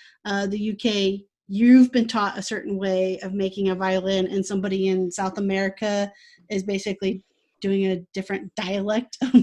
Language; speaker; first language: English; native; English